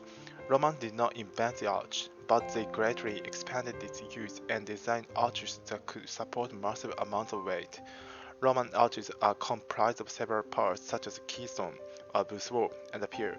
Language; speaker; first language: English; non-native, fluent; Japanese